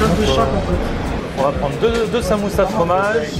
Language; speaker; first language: French; native; French